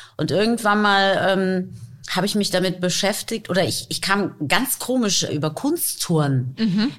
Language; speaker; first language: German; native; German